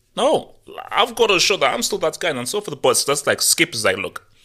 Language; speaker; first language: English; non-native, local second language; Yoruba